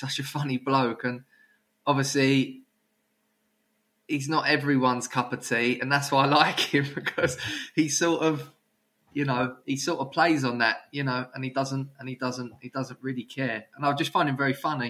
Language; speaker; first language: English; native; English